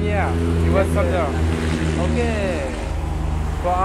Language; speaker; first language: English; non-native, learner; French